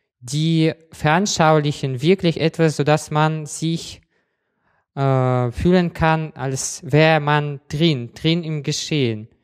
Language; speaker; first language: German; non-native, fluent; Russian